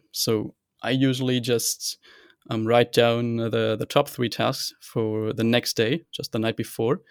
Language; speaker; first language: English; non-native, fluent; German